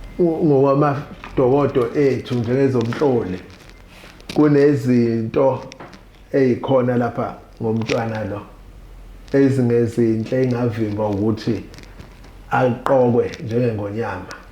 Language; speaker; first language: Zulu; native; Zulu